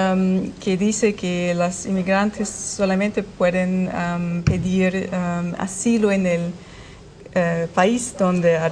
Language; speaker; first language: Spanish; non-native, learner; German